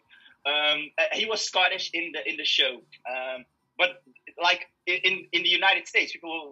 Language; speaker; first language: English; non-native, fluent; Dutch